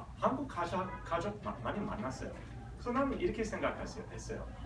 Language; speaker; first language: Korean; early bilingual, other home language; English